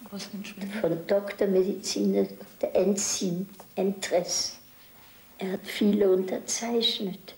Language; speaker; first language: German; native; German